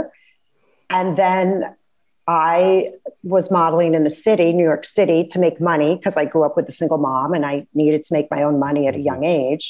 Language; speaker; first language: English; native; English